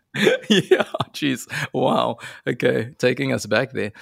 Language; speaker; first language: English; native; English